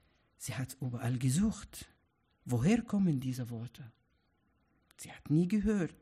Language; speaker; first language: German; non-native, fluent; Arabic